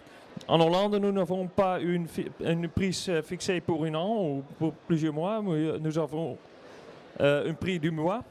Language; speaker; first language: French; non-native, learner; Dutch